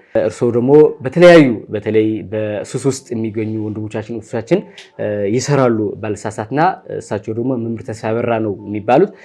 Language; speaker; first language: Amharic; non-native, local second language; Tigrinya